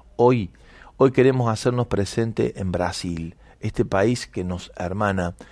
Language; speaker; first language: Spanish; native; Spanish